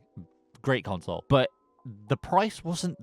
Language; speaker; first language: English; native; English